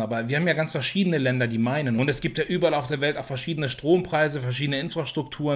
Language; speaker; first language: German; native; German